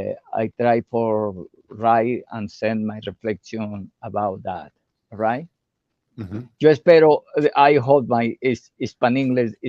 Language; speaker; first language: English; non-native, learner; Spanish